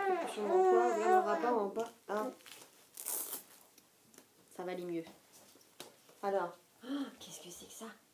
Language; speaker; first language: French; native; French